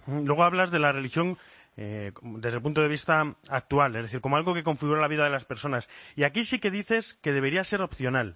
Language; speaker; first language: Spanish; native; Spanish